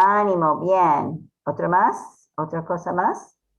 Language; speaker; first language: Spanish; non-native, fluent; English